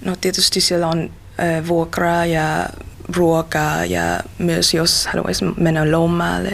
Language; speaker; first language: Finnish; non-native, learner; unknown